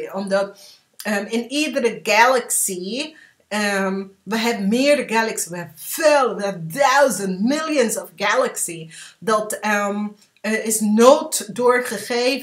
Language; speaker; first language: Dutch; early bilingual, heritage; English